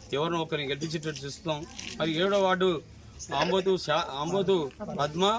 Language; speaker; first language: Telugu; non-native, local second language; Lambadi